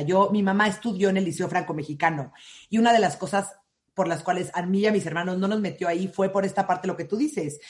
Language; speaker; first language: Spanish; native; Spanish